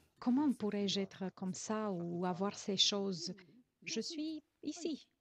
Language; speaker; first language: French; non-native, fluent; Romanian